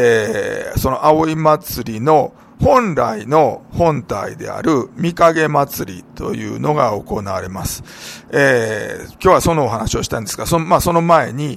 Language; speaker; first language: Japanese; native; Japanese